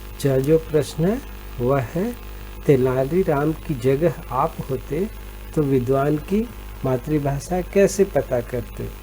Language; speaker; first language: Hindi; native; Hindi